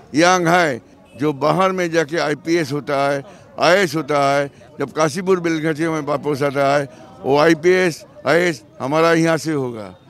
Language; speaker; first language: Hindi; non-native, local second language; Bangla